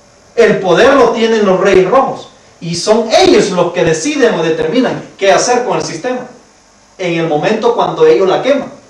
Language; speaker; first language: Spanish; native; Spanish